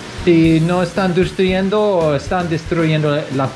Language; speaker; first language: Spanish; non-native, learner; English